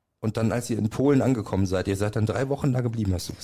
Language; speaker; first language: German; native; German